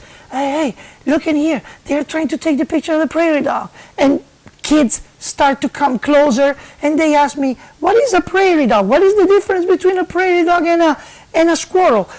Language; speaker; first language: English; non-native, fluent; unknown